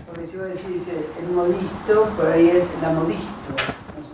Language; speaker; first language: Spanish; native; Spanish